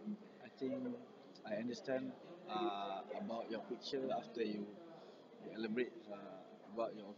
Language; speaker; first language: English; non-native, learner; Malay